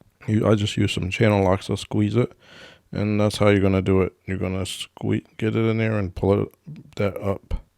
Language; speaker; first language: English; native; English